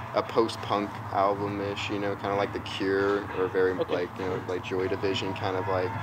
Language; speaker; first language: English; native; English